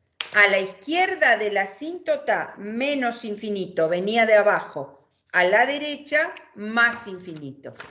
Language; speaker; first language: Spanish; native; Spanish